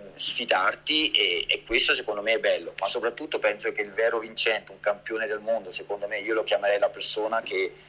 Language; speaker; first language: Italian; early bilingual, heritage; Italian